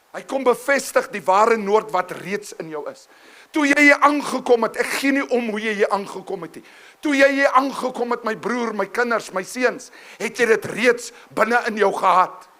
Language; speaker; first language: Afrikaans; native; Afrikaans